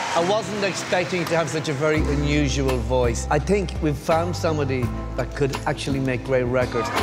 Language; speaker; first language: English; native; English